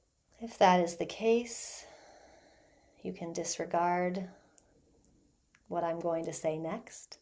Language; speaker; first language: English; native; English